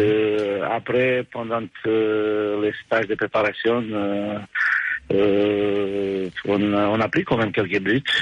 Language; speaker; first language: French; non-native, fluent; Romanian